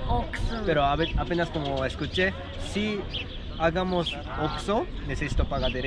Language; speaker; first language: Spanish; non-native, learner; Japanese